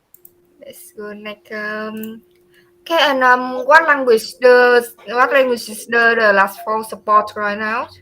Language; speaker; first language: English; non-native, learner; Vietnamese